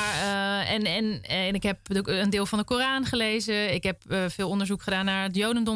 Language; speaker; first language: Dutch; native; Dutch